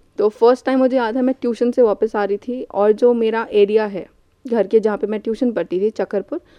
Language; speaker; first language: Hindi; native; Hindi